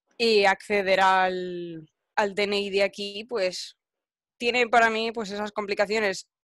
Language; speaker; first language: Spanish; native; Spanish